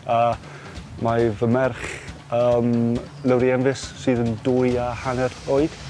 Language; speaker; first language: Welsh; non-native, local second language; English